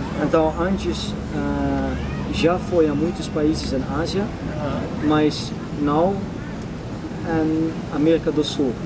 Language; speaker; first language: Portuguese; non-native, learner; Dutch